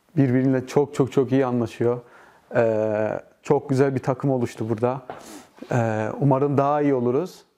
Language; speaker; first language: Turkish; early bilingual, heritage; Turkish